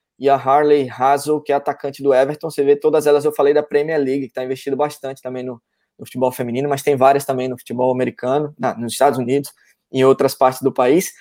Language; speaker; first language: Portuguese; native; Portuguese